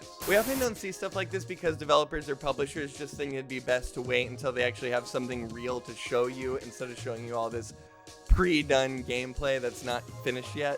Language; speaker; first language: English; native; English